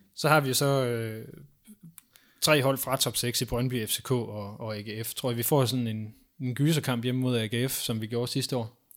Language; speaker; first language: Danish; native; Danish